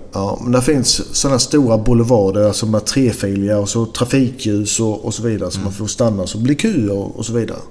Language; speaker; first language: Swedish; native; Swedish